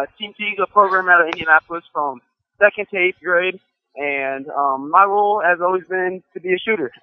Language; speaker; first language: English; native; English